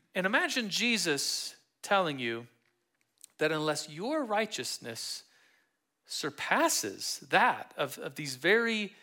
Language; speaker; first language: English; native; English